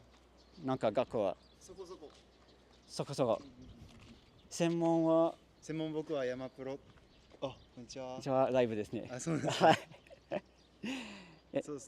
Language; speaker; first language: Japanese; non-native, learner; English